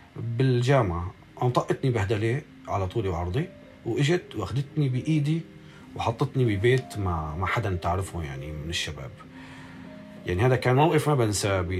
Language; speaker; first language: Arabic; native; Arabic